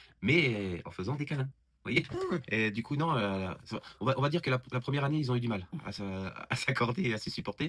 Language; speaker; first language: French; native; French